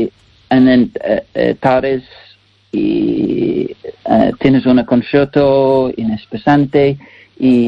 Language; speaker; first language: Spanish; non-native, learner; English